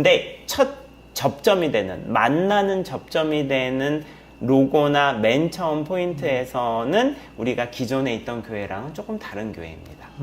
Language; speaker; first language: Korean; native; Korean